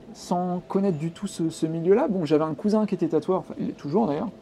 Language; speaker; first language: French; native; French